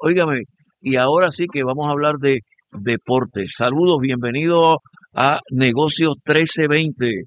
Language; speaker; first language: Spanish; native; Spanish